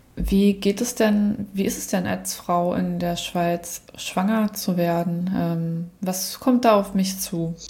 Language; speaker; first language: German; native; German